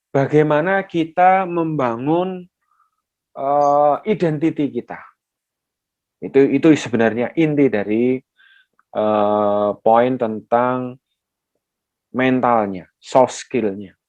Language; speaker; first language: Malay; non-native, local second language; Javanese